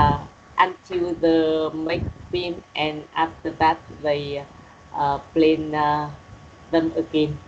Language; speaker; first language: English; non-native, learner; Vietnamese